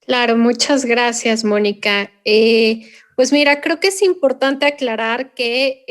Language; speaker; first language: Spanish; native; Spanish